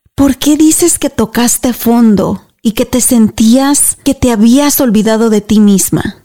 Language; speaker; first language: Spanish; native; Spanish